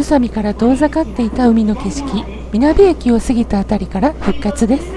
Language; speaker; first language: Japanese; native; Japanese